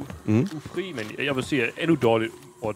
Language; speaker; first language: Danish; non-native, fluent; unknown